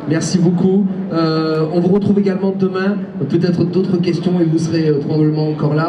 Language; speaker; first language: French; native; French